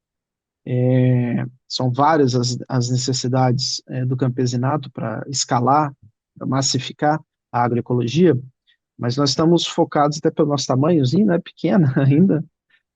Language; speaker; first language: Portuguese; native; Portuguese